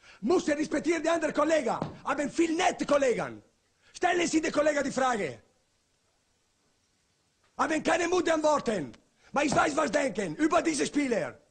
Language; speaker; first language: German; non-native, learner; Italian